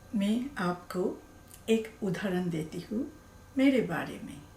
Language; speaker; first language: Hindi; non-native, learner; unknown